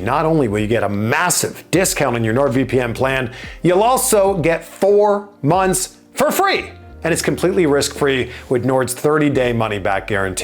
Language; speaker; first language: English; native; English